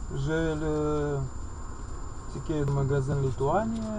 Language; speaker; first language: French; non-native, learner; Russian